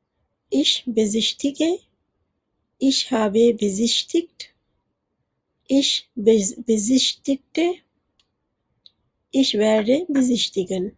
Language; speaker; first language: German; non-native, fluent; Urdu